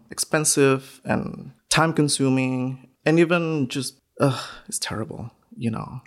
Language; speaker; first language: English; non-native, fluent; Spanish